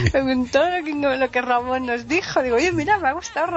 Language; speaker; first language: Spanish; native; Spanish